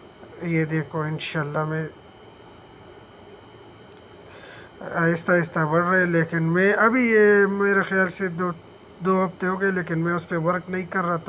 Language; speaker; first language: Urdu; non-native, local second language; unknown